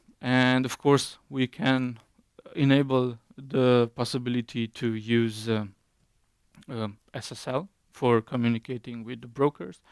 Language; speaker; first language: English; non-native, fluent; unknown